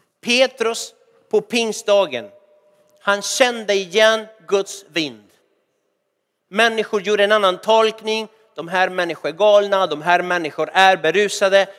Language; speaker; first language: Swedish; non-native, fluent; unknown